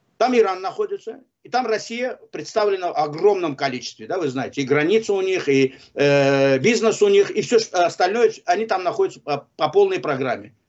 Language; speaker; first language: Russian; non-native, local second language; Azerbaijani